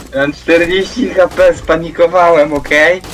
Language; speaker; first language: Polish; native; Polish